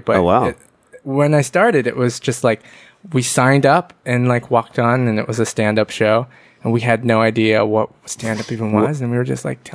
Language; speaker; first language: English; early bilingual, other home language; Vietnamese